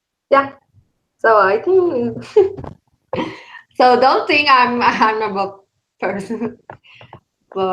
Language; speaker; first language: English; non-native, learner; Spanish